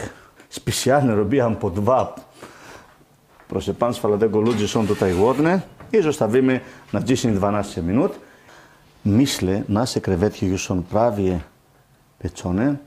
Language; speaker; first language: Polish; non-native, learner; Greek